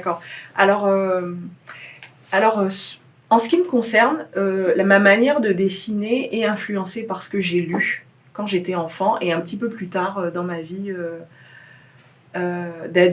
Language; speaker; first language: French; native; French